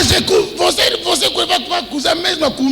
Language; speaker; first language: Portuguese; non-native, learner; Lingala